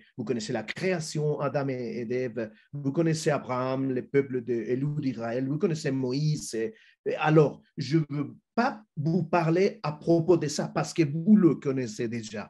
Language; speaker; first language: French; non-native, fluent; Spanish